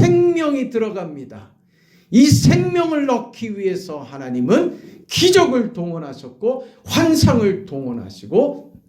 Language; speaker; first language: Korean; native; Korean